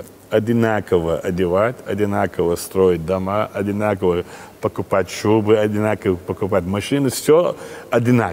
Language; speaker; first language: Russian; non-native, local second language; Chechen